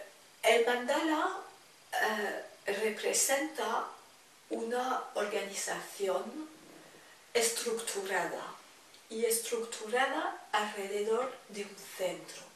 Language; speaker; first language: Spanish; non-native, fluent; French